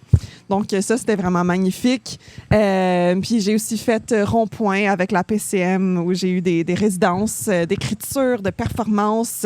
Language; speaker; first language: French; native; French